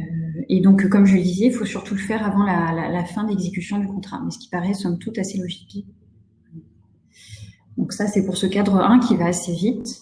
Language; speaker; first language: French; native; French